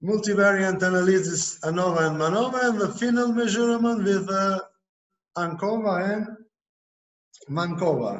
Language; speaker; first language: English; non-native, learner; Albanian